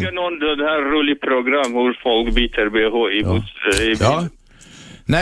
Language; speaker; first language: Swedish; non-native, learner; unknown